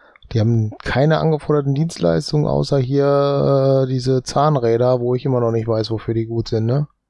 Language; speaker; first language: German; native; German